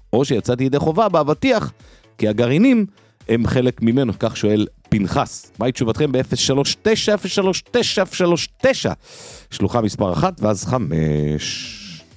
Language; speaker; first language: Hebrew; native; Hebrew